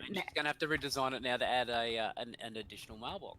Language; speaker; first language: English; native; English